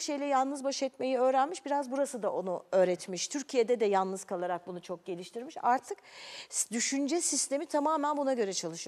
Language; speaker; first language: Turkish; native; Turkish